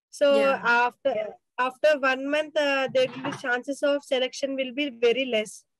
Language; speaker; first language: English; non-native, local second language; Telugu